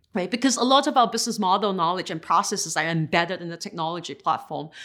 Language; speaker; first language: English; native; English